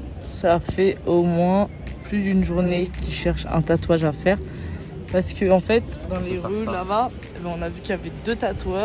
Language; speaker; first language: French; native; French